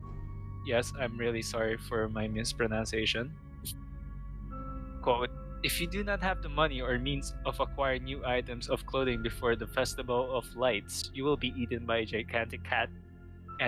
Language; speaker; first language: English; non-native, local second language; Filipino